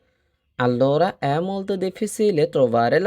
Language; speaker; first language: Italian; non-native, fluent; Bangla